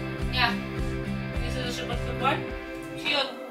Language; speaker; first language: English; non-native, learner; Indonesian